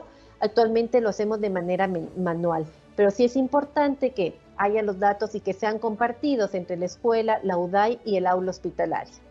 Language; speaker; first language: Spanish; native; Spanish